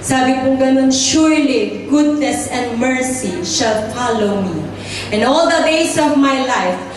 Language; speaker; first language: English; non-native, local second language; Filipino